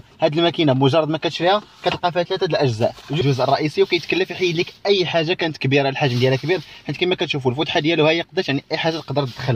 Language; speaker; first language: Arabic; native; Arabic